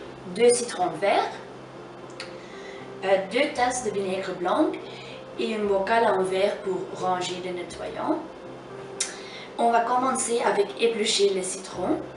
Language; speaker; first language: French; non-native, fluent; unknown